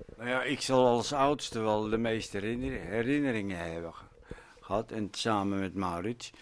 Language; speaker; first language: Dutch; early bilingual, other home language; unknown